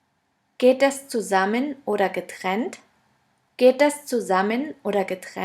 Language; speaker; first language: German; non-native, fluent; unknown